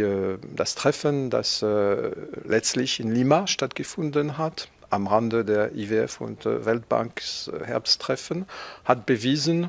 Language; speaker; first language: German; non-native, fluent; French